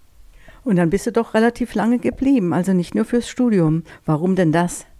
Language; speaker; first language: German; native; German